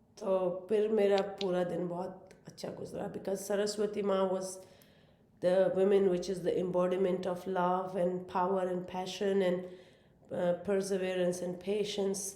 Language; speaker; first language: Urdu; non-native, fluent; Persian